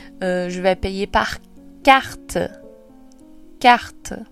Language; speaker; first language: French; non-native, fluent; Portuguese